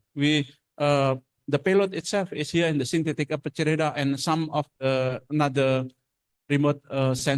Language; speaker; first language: English; non-native, fluent; Indonesian